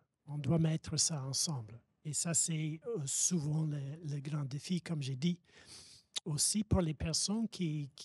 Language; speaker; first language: French; non-native, fluent; English